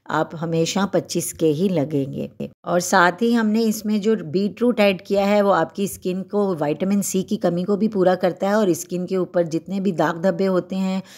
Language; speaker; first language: Hindi; native; Hindi